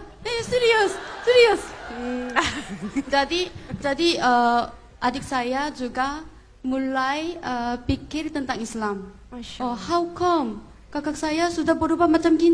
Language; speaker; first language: Indonesian; non-native, fluent; Korean